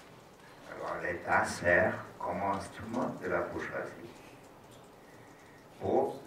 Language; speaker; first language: French; non-native, fluent; Portuguese